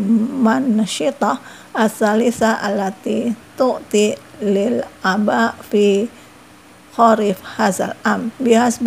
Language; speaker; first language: Arabic; non-native, fluent; Indonesian